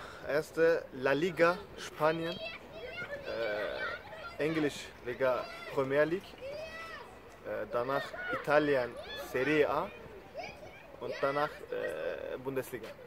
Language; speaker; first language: German; non-native, learner; Turkish